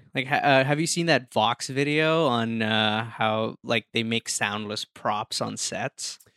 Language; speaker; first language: English; non-native, local second language; Hindi